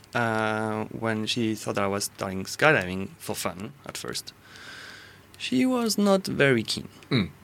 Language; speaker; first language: English; non-native, fluent; French